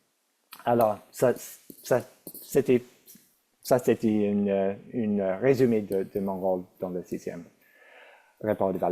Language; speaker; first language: French; non-native, local second language; English